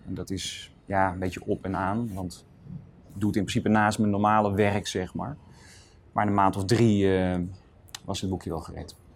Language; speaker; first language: Dutch; native; Dutch